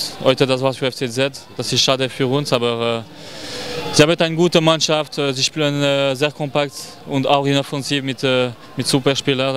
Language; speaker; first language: German; non-native, learner; French